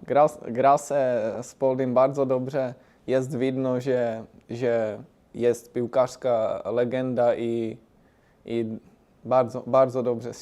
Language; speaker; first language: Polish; non-native, learner; Czech